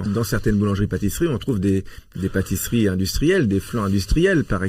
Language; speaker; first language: French; native; French